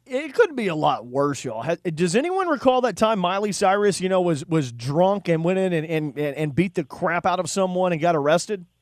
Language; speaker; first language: English; native; English